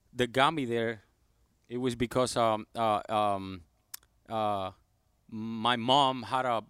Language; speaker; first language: English; non-native, fluent; Spanish